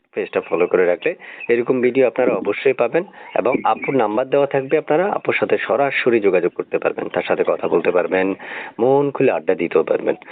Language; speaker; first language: Bangla; native; Bangla